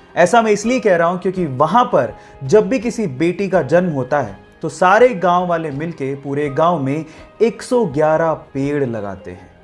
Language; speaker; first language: Hindi; native; Hindi